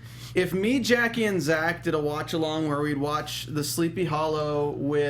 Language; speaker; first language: English; native; English